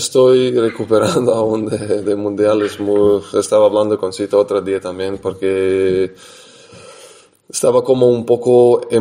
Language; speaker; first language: Spanish; non-native, fluent; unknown